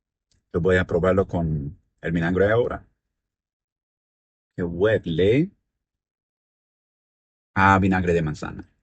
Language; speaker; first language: Spanish; early bilingual, heritage; Spanish